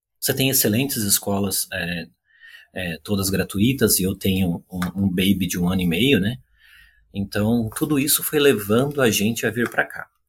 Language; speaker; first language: Portuguese; native; Portuguese